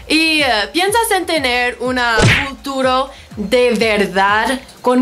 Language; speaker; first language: Spanish; non-native, learner; English